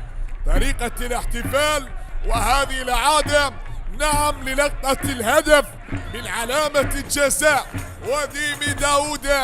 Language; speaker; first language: Arabic; native; Arabic